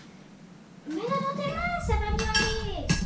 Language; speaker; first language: French; native; French